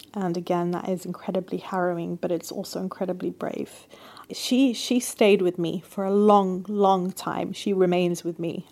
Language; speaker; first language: English; native; English